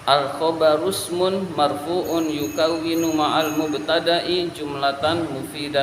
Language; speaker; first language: Arabic; non-native, fluent; Indonesian